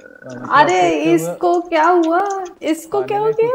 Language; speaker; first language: Hindi; native; Hindi